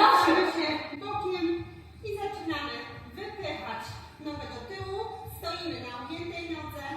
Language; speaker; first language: Polish; native; Polish